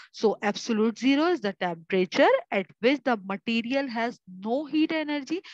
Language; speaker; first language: English; non-native, local second language; Urdu